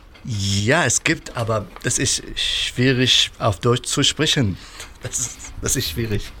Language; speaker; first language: German; non-native, learner; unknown